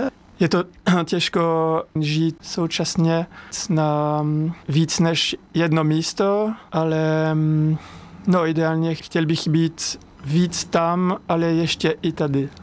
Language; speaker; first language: Czech; non-native, fluent; French